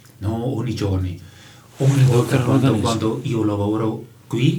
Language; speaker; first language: Italian; non-native, local second language; German